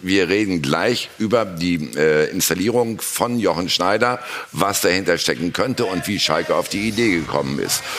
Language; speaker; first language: German; native; German